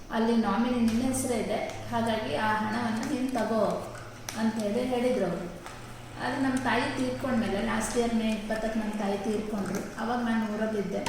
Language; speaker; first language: Kannada; native; Kannada